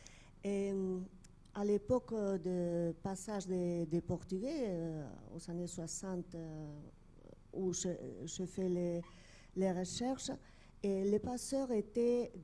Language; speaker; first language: French; non-native, fluent; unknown